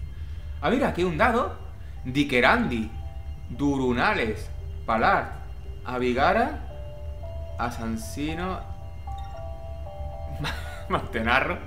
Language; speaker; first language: Spanish; native; Spanish